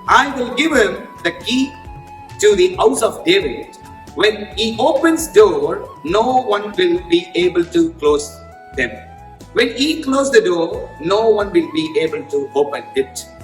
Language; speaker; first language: English; non-native, local second language; Tamil